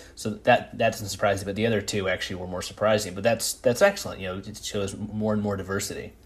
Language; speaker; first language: English; early bilingual, other home language; Italian